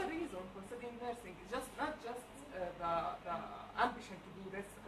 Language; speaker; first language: English; non-native, learner; Arabic